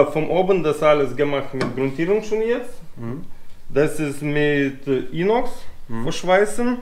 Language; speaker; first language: German; non-native, learner; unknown